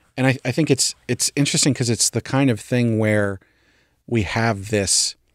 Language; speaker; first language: English; native; English